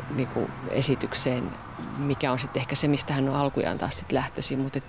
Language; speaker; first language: Finnish; native; Finnish